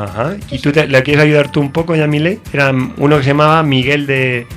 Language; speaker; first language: Spanish; native; Spanish